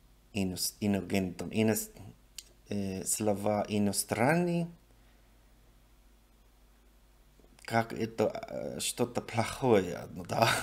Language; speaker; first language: Russian; non-native, learner; English